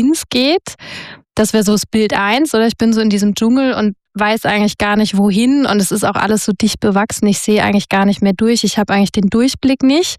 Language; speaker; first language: German; native; German